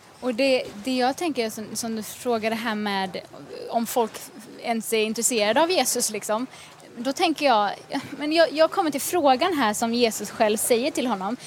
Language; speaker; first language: Swedish; native; Swedish